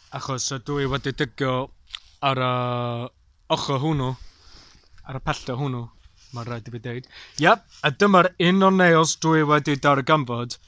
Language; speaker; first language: Welsh; non-native, local second language; English